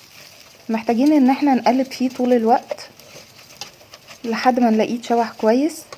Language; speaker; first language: Arabic; native; Arabic